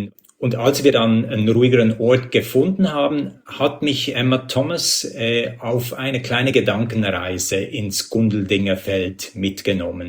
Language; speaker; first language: German; native; German